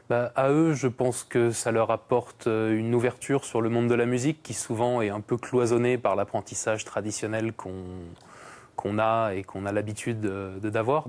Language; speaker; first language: French; native; French